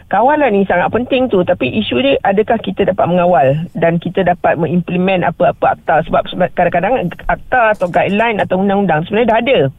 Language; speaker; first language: Malay; native; Malay